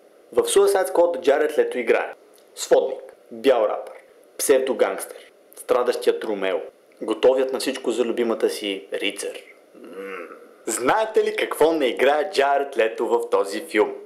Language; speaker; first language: Bulgarian; native; Bulgarian